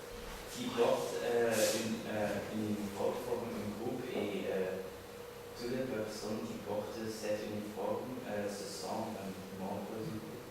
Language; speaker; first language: French; non-native, learner; Dutch